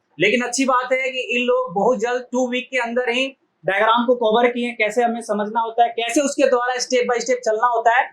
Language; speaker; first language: Hindi; native; Hindi